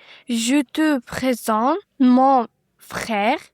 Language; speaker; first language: French; non-native, learner; Uzbek